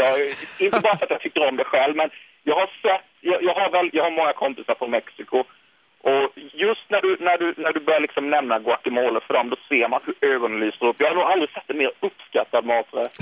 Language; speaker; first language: Swedish; native; Swedish